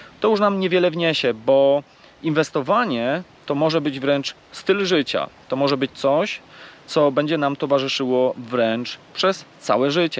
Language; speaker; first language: Polish; native; Polish